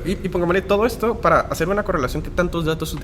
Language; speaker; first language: Spanish; native; Spanish